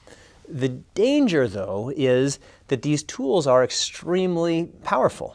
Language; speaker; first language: English; native; English